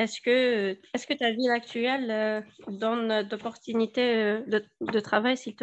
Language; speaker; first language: French; non-native, learner; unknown